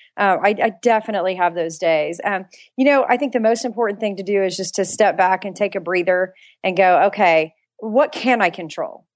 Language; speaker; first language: English; native; English